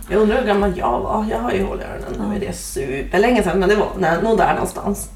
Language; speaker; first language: Swedish; native; Swedish